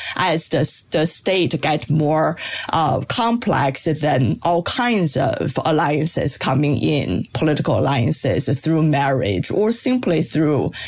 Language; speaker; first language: English; non-native, fluent; Chinese